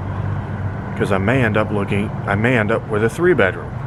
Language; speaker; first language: English; native; English